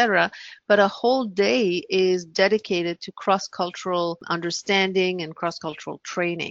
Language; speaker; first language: English; non-native, local second language; French